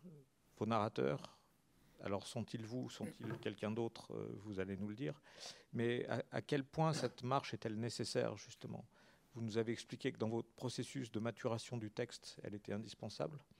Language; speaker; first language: French; native; French